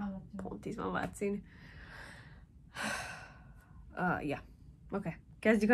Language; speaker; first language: Hungarian; early bilingual, heritage; English